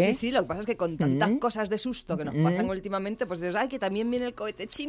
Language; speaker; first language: Spanish; native; Spanish